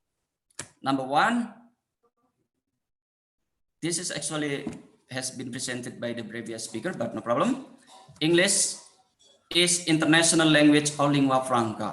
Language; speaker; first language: English; non-native, fluent; Indonesian